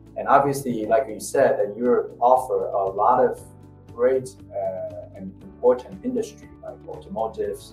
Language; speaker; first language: English; non-native, fluent; Chinese